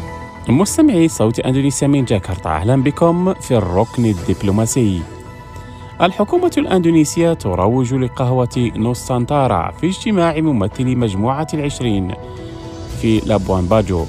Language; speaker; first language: Arabic; non-native, fluent; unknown